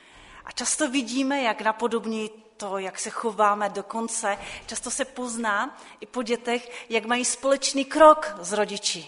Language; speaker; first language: Czech; non-native, local second language; Polish